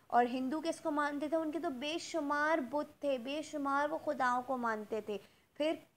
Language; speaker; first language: Urdu; native; Urdu